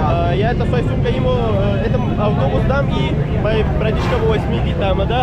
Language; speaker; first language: Russian; non-native, learner; Pashto